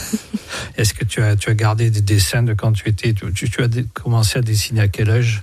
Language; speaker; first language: French; native; French